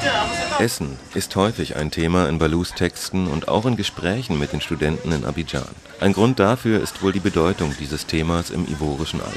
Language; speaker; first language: German; native; German